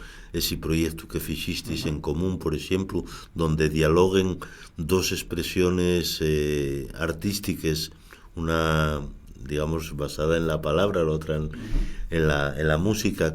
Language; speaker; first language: Spanish; native; Spanish